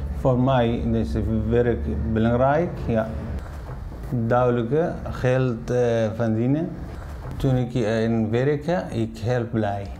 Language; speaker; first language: Dutch; non-native, learner; Arabic